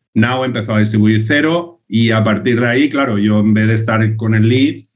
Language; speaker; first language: Spanish; native; Spanish